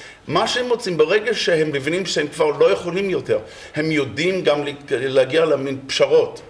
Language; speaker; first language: Hebrew; non-native, fluent; English